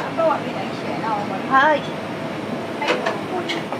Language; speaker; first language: Japanese; native; Japanese